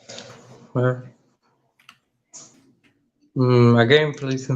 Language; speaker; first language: English; non-native, learner; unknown